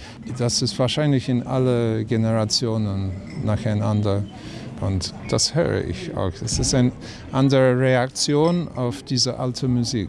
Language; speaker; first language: German; non-native, fluent; English